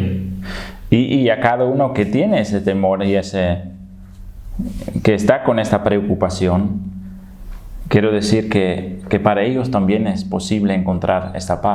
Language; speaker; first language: Spanish; non-native, fluent; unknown